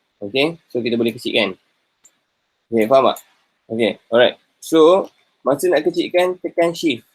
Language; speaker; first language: Malay; native; Malay